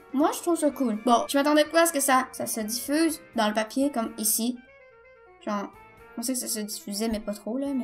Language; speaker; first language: French; native; French